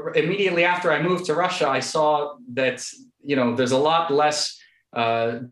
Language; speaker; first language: English; native; English